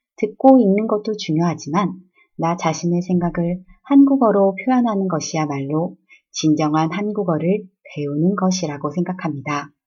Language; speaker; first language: Korean; native; Korean